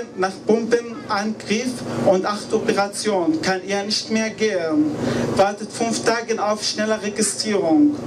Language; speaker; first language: German; non-native, learner; Arabic